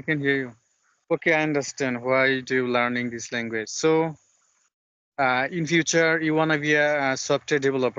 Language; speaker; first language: English; non-native, fluent; Bangla